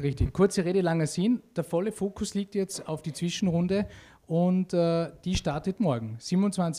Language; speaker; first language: German; native; German